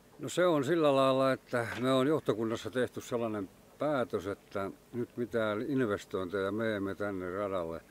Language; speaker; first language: Finnish; native; Finnish